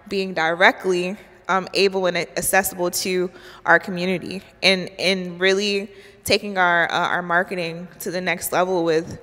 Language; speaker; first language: English; native; English